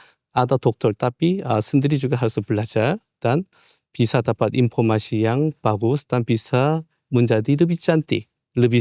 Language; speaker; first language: Indonesian; non-native, learner; Korean